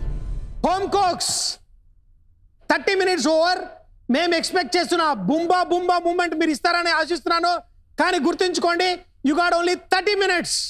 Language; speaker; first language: Telugu; native; Telugu